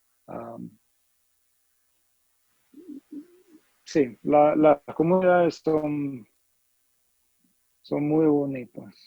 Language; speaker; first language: Spanish; non-native, fluent; English